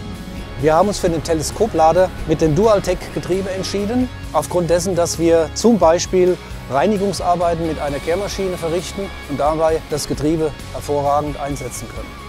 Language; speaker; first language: German; native; German